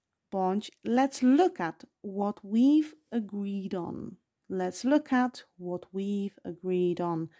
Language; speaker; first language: English; non-native, fluent; Polish